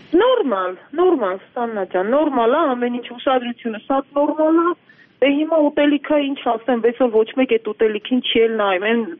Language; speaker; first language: Armenian; native; Armenian